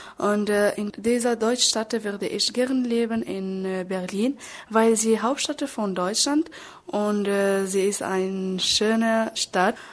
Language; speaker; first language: German; non-native, learner; Arabic